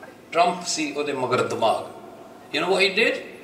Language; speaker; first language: English; non-native, local second language; Punjabi